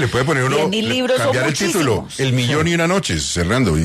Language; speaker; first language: Spanish; native; Spanish